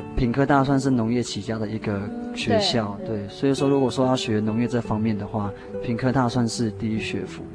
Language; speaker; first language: Chinese; native; Chinese